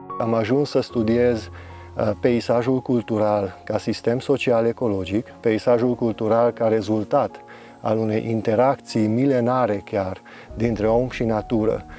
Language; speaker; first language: Romanian; non-native, local second language; Hungarian